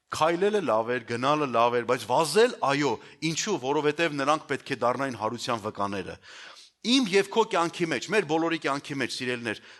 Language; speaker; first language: Armenian; native; Armenian